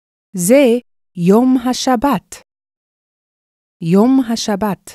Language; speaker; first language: Hebrew; non-native, fluent; English